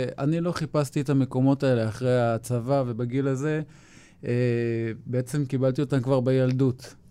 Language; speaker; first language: Hebrew; native; Hebrew